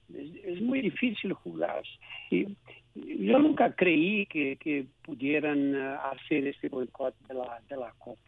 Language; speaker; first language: Spanish; non-native, local second language; Portuguese